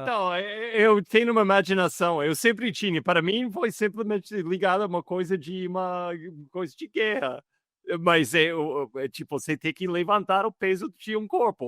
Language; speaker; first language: Portuguese; non-native, fluent; English